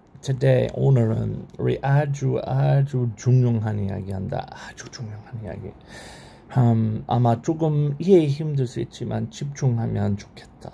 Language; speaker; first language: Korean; non-native, learner; English